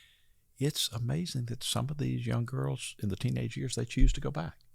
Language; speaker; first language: English; native; English